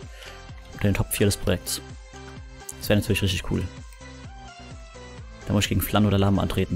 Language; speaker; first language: German; native; German